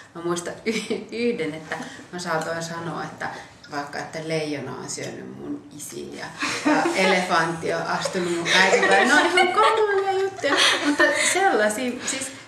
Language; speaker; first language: Finnish; early bilingual, other home language; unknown